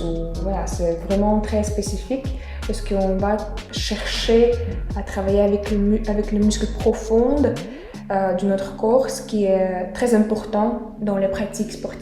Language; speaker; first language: French; non-native, fluent; Russian